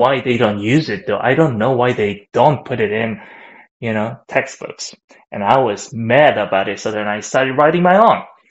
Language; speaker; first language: English; non-native, fluent; Korean